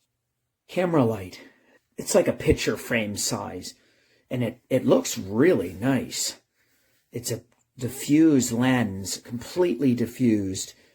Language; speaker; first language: English; native; English